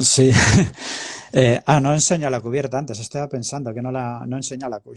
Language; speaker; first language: Spanish; native; Spanish